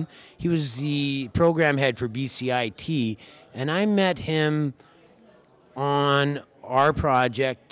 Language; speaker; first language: English; native; English